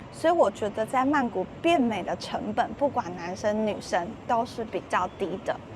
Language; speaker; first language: Chinese; native; Chinese